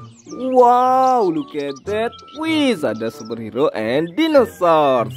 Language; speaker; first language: English; non-native, learner; Indonesian